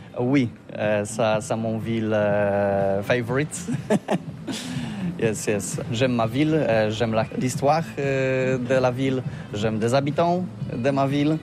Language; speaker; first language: French; non-native, learner; Polish